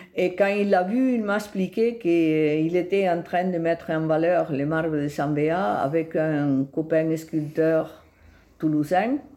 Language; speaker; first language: French; non-native, fluent; Spanish